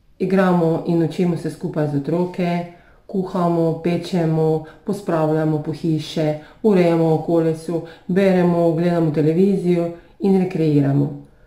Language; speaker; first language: Slovenian; non-native, fluent; Russian